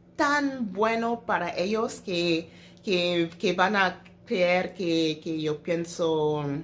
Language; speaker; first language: Spanish; non-native, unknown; English